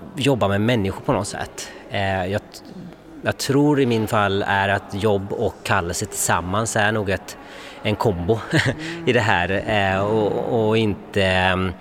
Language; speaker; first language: Swedish; early bilingual, other home language; Bangla